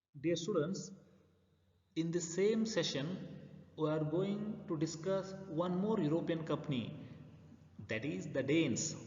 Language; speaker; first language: English; non-native, local second language; Kannada